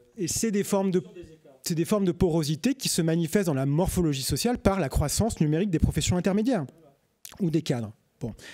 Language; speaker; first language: French; native; French